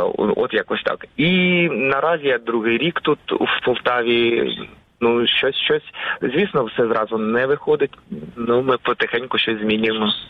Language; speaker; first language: Ukrainian; non-native, local second language; Russian